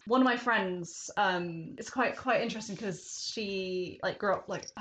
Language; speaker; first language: English; native; English